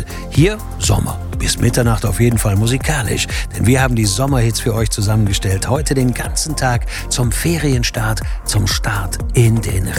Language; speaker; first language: German; native; German